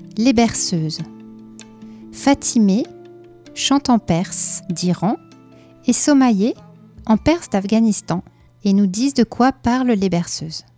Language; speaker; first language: French; native; French